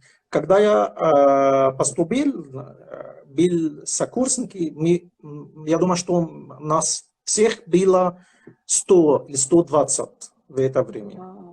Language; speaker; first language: Russian; non-native, fluent; Arabic